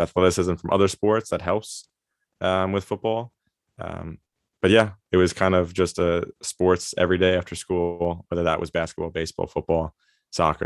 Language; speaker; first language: English; native; English